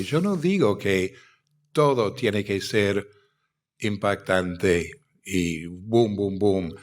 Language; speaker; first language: Spanish; non-native, fluent; English